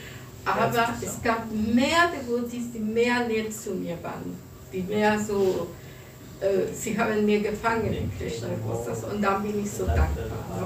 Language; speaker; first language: German; non-native, fluent; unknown